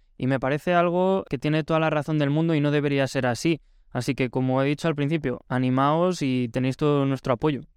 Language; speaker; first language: Spanish; native; Spanish